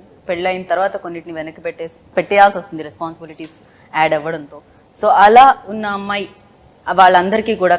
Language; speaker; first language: Telugu; native; Telugu